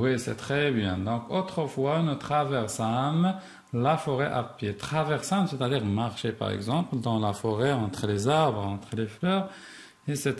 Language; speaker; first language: French; non-native, local second language; Arabic